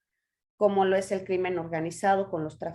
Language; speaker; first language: Spanish; native; Spanish